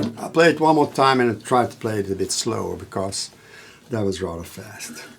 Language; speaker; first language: English; non-native, fluent; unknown